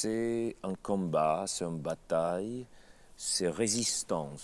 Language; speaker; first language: French; non-native, fluent; Russian